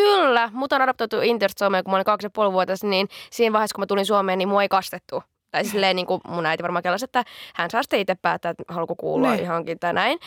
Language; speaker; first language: Finnish; native; Finnish